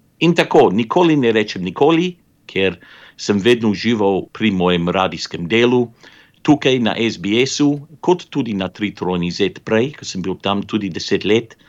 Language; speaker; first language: Slovenian; early bilingual, heritage; Slovenian